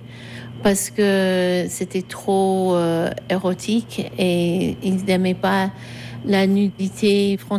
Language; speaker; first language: French; non-native, fluent; English